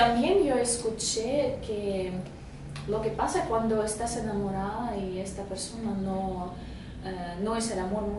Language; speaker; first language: Spanish; non-native, fluent; Russian